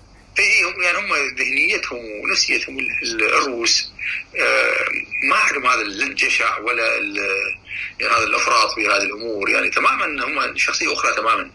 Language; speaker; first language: Arabic; native; Arabic